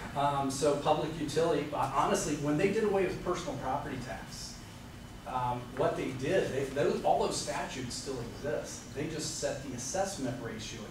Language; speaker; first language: English; native; English